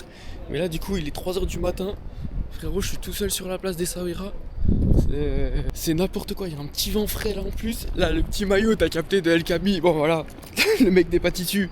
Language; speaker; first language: French; native; French